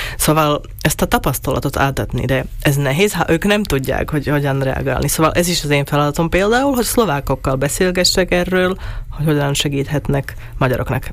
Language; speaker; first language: Hungarian; non-native, local second language; Slovak